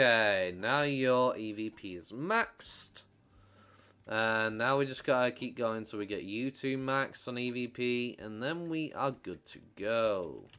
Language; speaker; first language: English; native; English